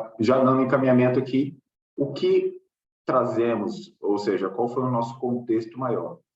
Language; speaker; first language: Portuguese; native; Portuguese